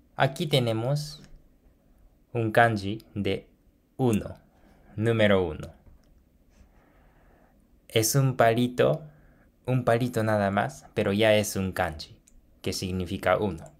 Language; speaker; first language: Spanish; non-native, fluent; Japanese